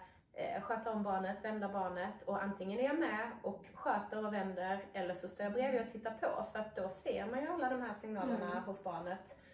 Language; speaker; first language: Swedish; native; Swedish